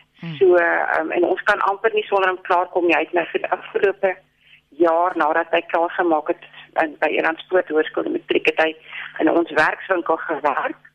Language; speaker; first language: Afrikaans; native; Afrikaans